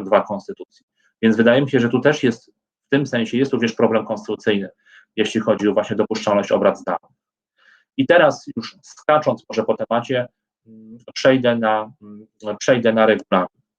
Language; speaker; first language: Polish; native; Polish